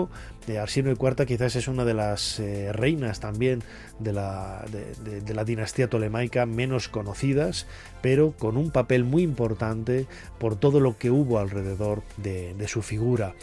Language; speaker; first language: Spanish; native; Spanish